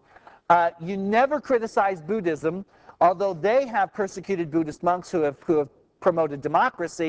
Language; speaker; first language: English; native; English